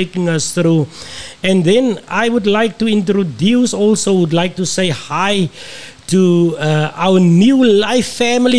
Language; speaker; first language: English; non-native, local second language; Afrikaans